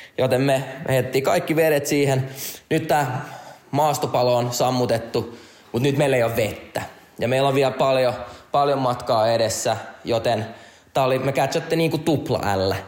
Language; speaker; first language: Finnish; non-native, local second language; Swedish